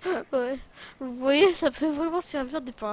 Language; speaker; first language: French; native; French